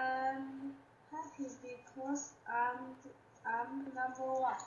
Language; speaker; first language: English; non-native, learner; Chinese